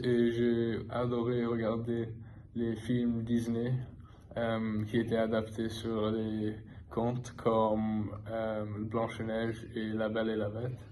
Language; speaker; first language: French; non-native, fluent; English